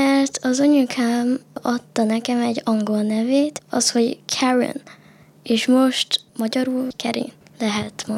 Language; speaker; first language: Hungarian; early bilingual, other home language; Chinese